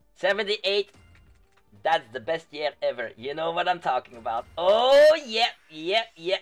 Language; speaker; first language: English; non-native, fluent; Dutch